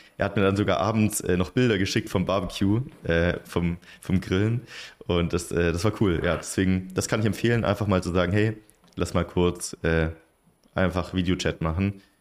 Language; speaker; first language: German; native; German